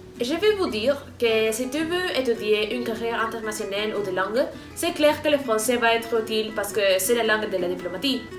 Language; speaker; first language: French; non-native, fluent; Spanish